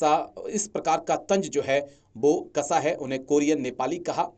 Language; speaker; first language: Hindi; native; Hindi